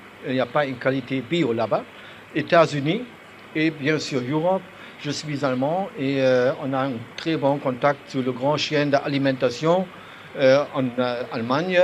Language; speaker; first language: French; non-native, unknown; German